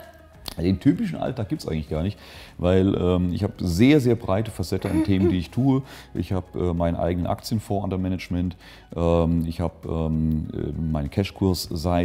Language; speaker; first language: German; native; German